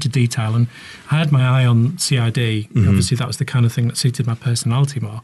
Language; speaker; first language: English; native; English